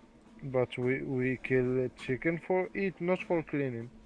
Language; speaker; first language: English; non-native, learner; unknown